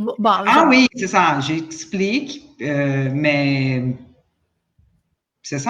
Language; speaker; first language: French; non-native, learner; Portuguese